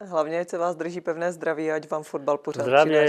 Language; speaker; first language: Czech; native; Czech